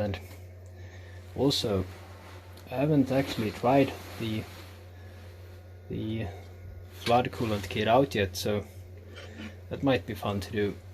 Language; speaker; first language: English; non-native, fluent; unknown